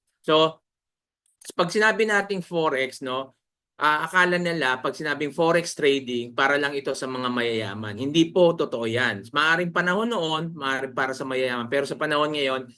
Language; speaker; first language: Filipino; native; Filipino